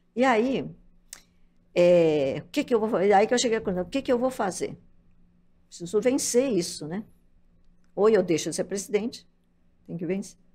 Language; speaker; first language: Portuguese; early bilingual, other home language; Japanese